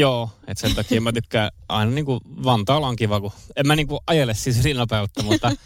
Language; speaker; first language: Finnish; early bilingual, other home language; Estonian